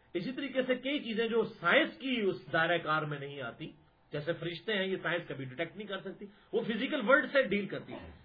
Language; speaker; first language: Urdu; non-native, local second language; Punjabi